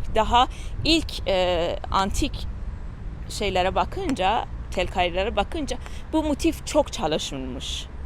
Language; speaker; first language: Turkish; non-native, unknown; Persian